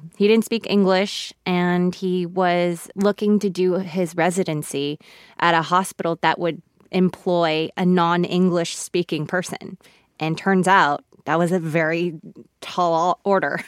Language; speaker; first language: English; early bilingual, other home language; Korean